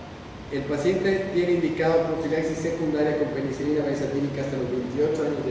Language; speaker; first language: Spanish; native; Spanish